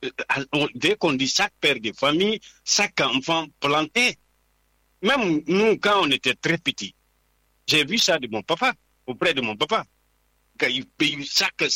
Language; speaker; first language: French; non-native, local second language; Fula